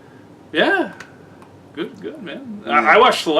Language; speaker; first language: English; native; English